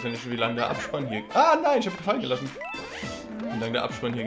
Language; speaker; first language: German; native; German